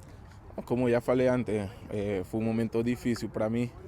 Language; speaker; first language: Portuguese; non-native, fluent; Spanish